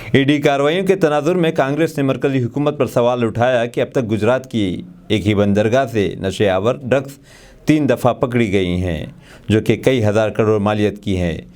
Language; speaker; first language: Urdu; native; Urdu